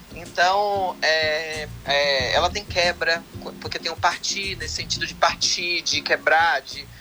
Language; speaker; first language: Portuguese; native; Portuguese